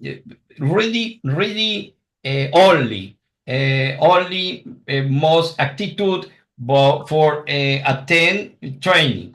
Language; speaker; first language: English; non-native, learner; Spanish